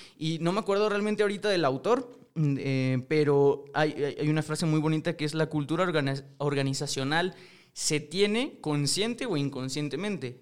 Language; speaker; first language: Spanish; native; Spanish